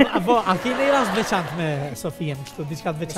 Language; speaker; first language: Albanian; native; Albanian